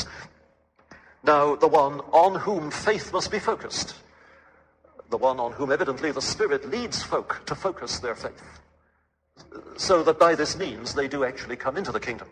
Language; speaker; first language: English; native; English